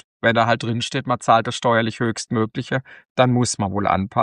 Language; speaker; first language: German; native; German